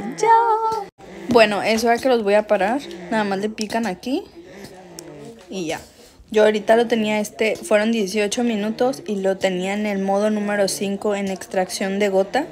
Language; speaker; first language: Spanish; native; Spanish